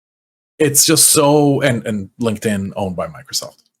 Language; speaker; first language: English; native; English